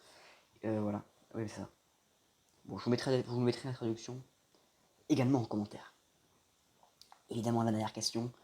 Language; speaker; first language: French; native; French